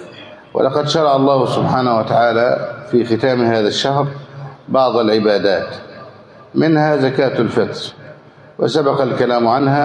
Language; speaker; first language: Arabic; native; Arabic